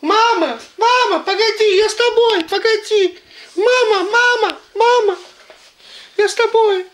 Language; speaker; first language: Russian; native; Russian